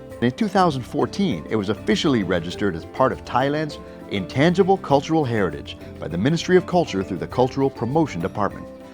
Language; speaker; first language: English; native; English